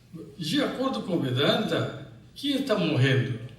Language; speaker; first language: Portuguese; non-native, fluent; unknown